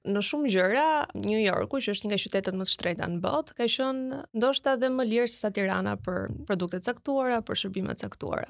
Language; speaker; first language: Albanian; native; Albanian